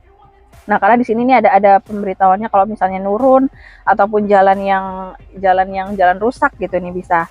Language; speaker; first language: Indonesian; native; Indonesian